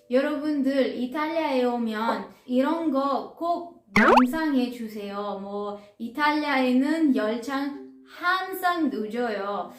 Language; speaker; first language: Korean; non-native, fluent; Italian